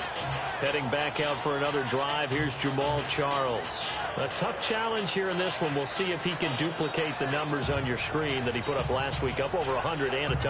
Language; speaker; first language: English; native; English